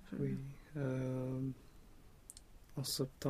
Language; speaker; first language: French; non-native, learner; Swedish